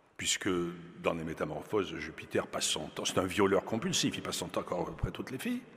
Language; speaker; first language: French; native; French